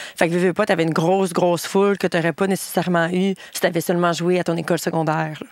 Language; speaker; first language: French; native; French